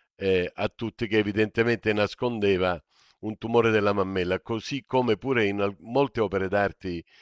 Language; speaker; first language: Italian; native; Italian